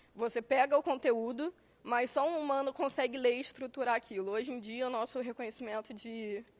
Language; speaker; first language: Portuguese; native; Portuguese